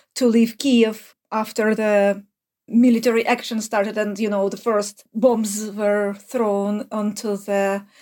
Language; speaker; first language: English; non-native, fluent; Ukrainian